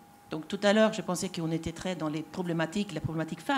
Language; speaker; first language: French; non-native, fluent; Swedish